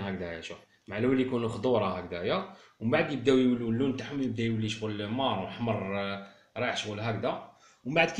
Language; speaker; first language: Arabic; native; Arabic